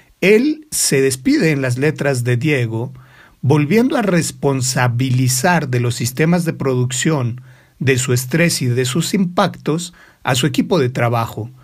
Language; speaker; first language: Spanish; native; Spanish